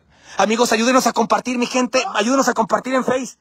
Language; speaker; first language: Spanish; native; Spanish